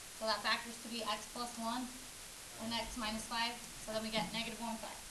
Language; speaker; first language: English; native; English